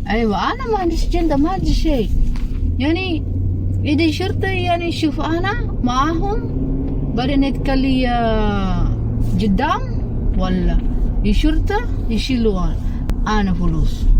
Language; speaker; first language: Arabic; non-native, learner; Filipino